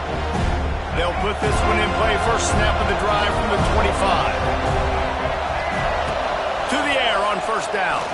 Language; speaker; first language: English; native; English